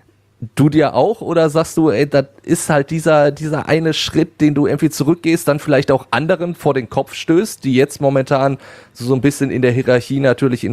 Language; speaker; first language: German; native; German